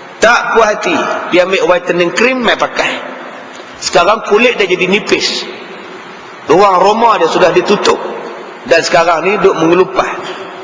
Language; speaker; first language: Malay; native; Malay